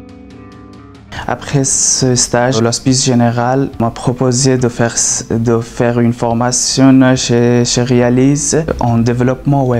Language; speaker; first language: French; non-native, fluent; Persian